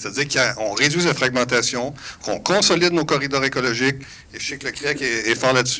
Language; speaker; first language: French; native; French